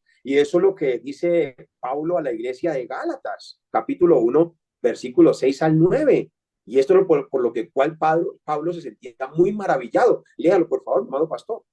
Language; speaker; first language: Spanish; native; Spanish